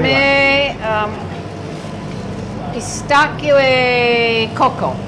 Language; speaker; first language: Italian; non-native, learner; English